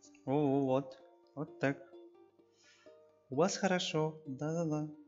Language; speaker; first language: Russian; non-native, learner; Spanish